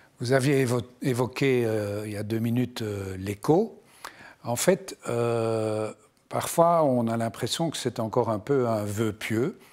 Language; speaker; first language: French; non-native, local second language; Arabic